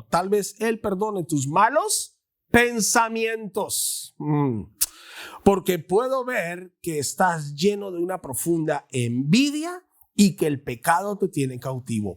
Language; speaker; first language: Spanish; native; Spanish